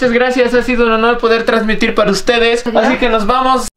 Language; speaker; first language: Spanish; native; Spanish